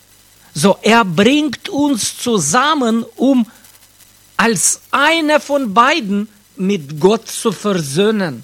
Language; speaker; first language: German; non-native, fluent; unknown